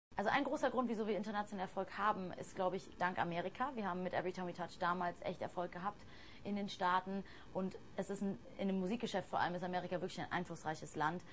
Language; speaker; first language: German; early bilingual, other home language; English